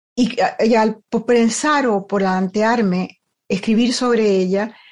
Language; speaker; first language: Spanish; native; Spanish